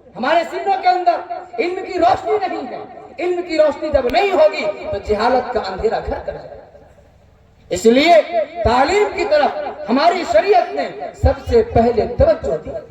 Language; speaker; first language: Urdu; native; Urdu